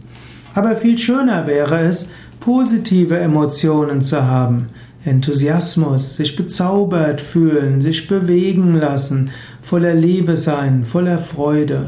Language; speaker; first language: German; native; German